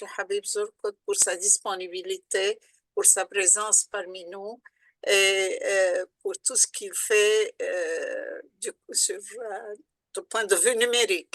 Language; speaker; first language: French; non-native, local second language; Arabic